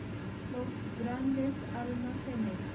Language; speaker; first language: Spanish; non-native, learner; Japanese